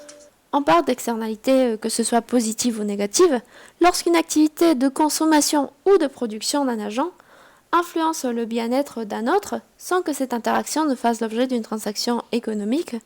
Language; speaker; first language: French; non-native, fluent; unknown